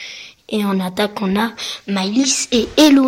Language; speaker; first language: French; native; French